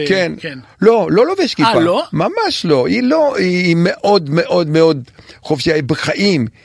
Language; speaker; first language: Hebrew; non-native, fluent; Romanian